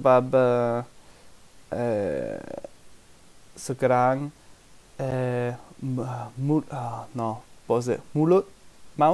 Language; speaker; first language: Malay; non-native, learner; English